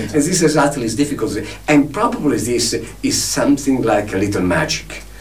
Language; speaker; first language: English; non-native, fluent; Italian